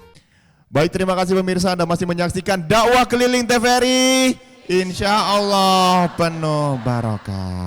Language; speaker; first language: Indonesian; native; Indonesian